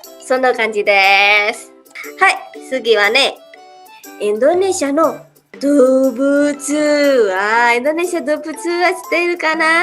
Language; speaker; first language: Japanese; non-native, learner; Indonesian